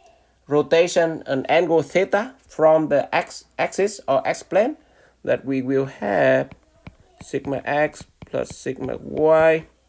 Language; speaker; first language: English; non-native, fluent; Vietnamese